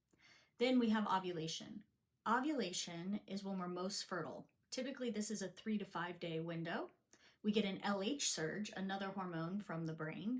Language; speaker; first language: English; native; English